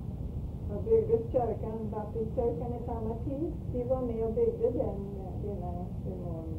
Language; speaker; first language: Swedish; early bilingual, heritage; Swedish